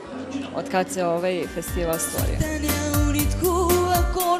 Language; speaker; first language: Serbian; non-native, fluent; Romanian